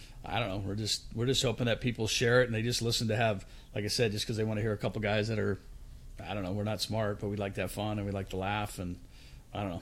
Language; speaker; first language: English; native; English